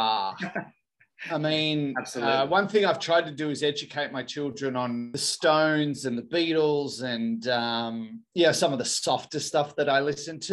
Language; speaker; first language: English; native; English